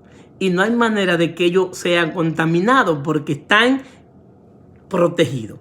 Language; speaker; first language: Spanish; native; Spanish